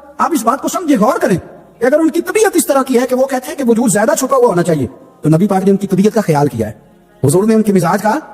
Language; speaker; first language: Urdu; non-native, local second language; Punjabi